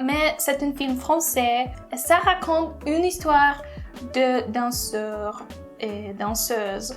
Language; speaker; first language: French; non-native, learner; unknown